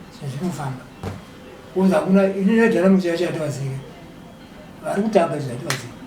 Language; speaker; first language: Shona; native; Shona